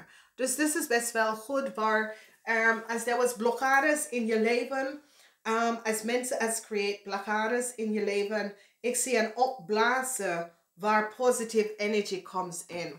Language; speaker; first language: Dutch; non-native, learner; English